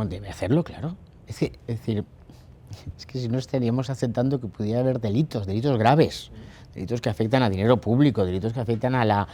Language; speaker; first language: Spanish; native; Spanish